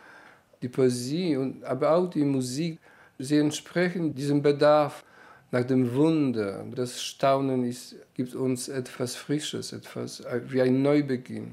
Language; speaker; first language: German; non-native, fluent; Polish